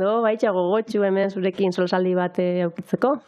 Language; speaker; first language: Basque; native; Basque